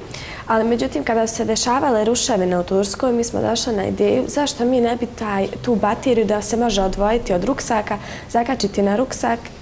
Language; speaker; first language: Bosnian; native; Bosnian